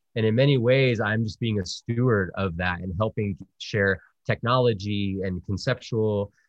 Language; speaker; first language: English; early bilingual, other home language; Spanish